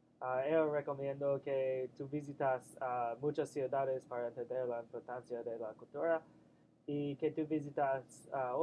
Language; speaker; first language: Spanish; non-native, learner; English